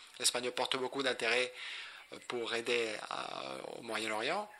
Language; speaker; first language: French; non-native, fluent; Spanish